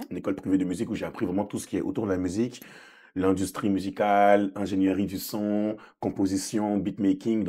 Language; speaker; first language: French; early bilingual, other home language; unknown